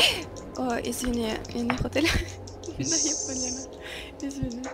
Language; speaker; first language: Russian; non-native, learner; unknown